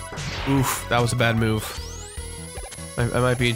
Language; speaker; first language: English; native; English